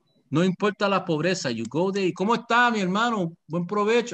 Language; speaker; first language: Spanish; early bilingual, heritage; Spanish